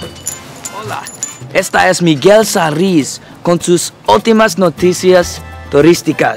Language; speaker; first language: Spanish; non-native, learner; English